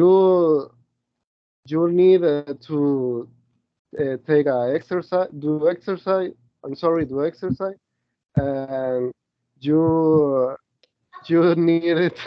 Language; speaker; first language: English; non-native, learner; Spanish